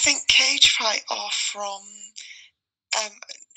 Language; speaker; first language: English; native; English